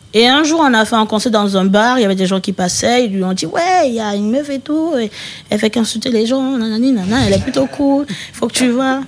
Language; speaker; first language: French; early bilingual, other home language; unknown